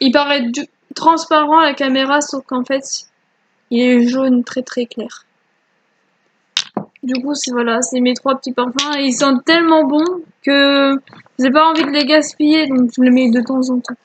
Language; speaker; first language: French; native; French